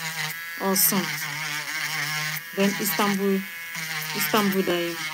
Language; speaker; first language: Turkish; non-native, learner; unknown